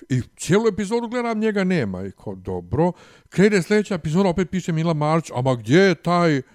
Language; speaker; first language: Bosnian; native; Bosnian